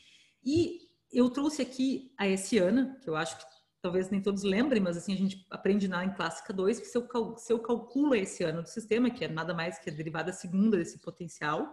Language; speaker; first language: Portuguese; native; Portuguese